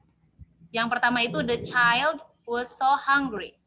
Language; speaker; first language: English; non-native, learner; Indonesian